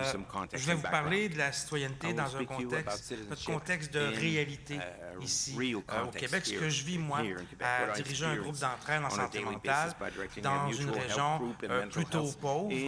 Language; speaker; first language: French; native; French